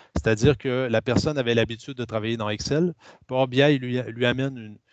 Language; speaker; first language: French; native; French